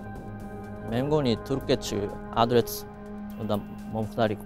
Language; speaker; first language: Georgian; non-native, fluent; Japanese